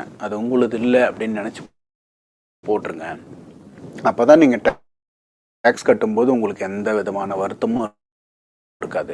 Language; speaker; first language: Tamil; native; Tamil